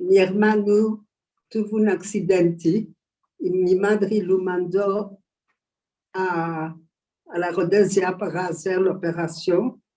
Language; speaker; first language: Spanish; early bilingual, heritage; Ladino